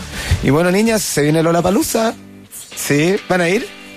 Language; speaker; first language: Spanish; native; Spanish